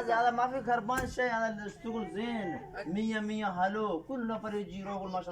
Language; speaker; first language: Arabic; non-native, learner; Urdu